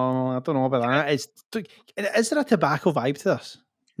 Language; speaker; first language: English; native; English